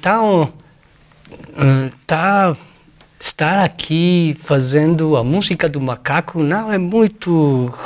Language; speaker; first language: Portuguese; non-native, fluent; Spanish